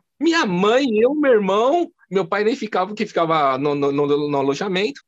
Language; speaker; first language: Portuguese; early bilingual, other home language; Chinese